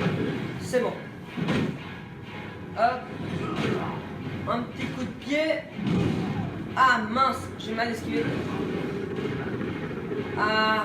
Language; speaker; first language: French; native; French